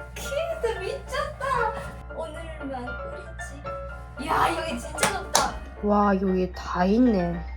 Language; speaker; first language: Korean; non-native, fluent; Japanese